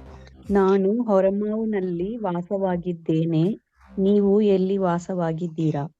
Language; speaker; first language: Kannada; non-native, learner; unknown